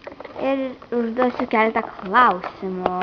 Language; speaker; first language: Lithuanian; native; Lithuanian